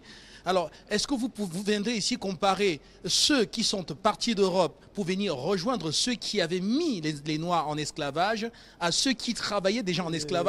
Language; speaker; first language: French; native; French